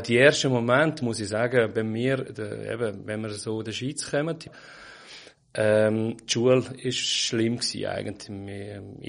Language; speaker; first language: German; non-native, fluent; Portuguese